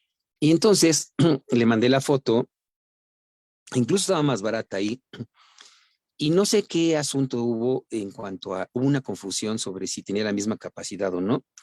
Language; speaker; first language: Spanish; native; Spanish